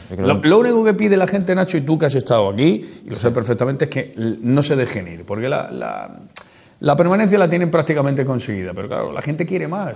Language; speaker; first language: Spanish; native; Spanish